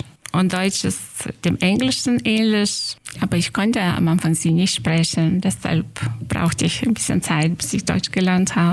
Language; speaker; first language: German; non-native, fluent; Lithuanian